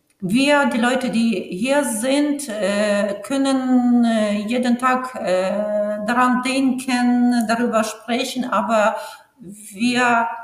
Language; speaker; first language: German; non-native, fluent; Ukrainian